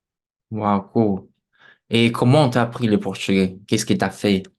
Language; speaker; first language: French; non-native, fluent; Portuguese